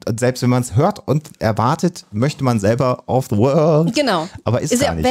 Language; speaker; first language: German; native; German